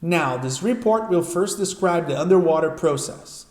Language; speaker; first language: English; non-native, fluent; Portuguese